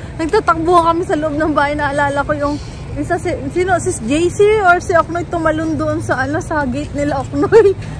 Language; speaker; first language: Filipino; native; Filipino